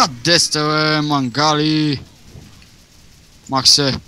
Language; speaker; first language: Bulgarian; native; Bulgarian